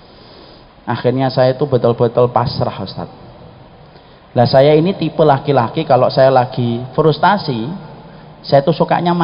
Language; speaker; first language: Indonesian; native; Indonesian